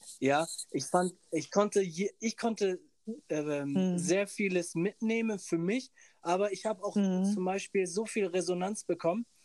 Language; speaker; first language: German; early bilingual, other home language; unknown